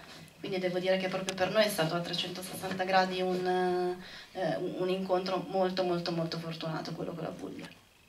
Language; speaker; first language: Italian; native; Italian